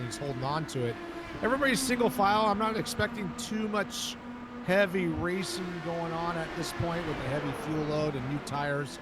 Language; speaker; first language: English; native; English